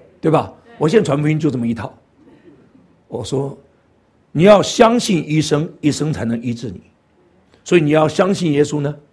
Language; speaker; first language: Chinese; non-native, local second language; Cantonese